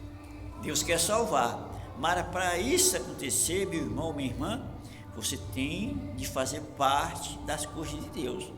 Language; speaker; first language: Portuguese; native; Portuguese